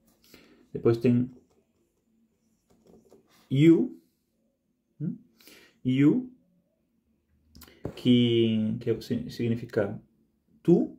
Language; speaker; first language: Portuguese; non-native, fluent; Spanish